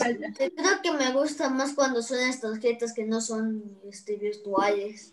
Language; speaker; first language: Spanish; native; Spanish